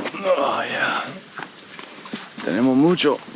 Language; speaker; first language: Spanish; non-native, learner; English